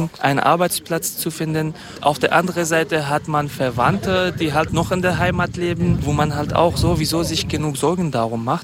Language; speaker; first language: German; non-native, fluent; Kurdish